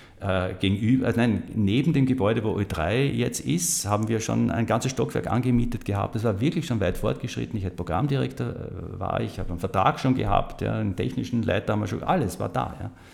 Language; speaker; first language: German; native; German